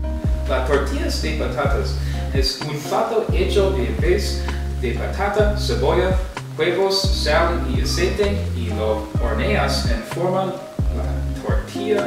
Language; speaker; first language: Spanish; non-native, learner; English